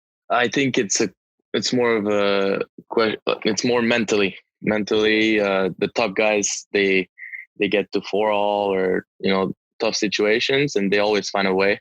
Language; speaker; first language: English; non-native, local second language; French